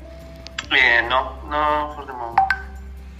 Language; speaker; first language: English; non-native, learner; Spanish